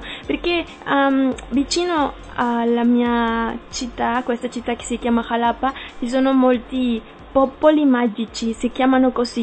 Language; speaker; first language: Italian; non-native, learner; Spanish